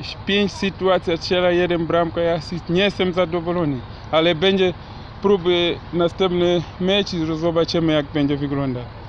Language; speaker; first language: Polish; non-native, learner; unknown